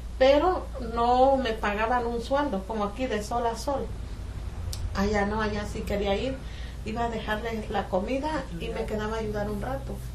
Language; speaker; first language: Spanish; native; Spanish